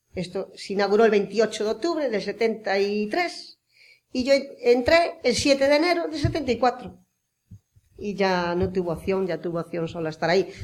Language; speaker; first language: Spanish; native; Spanish